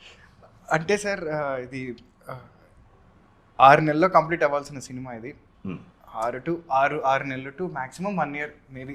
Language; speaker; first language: Telugu; native; Telugu